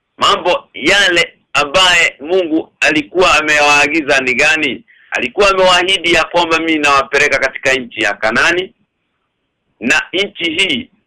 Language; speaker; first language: Swahili; native; Swahili